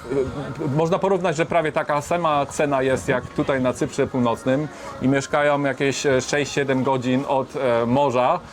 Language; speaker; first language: Polish; early bilingual, heritage; Polish